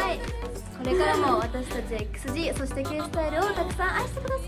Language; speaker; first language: Japanese; native; Japanese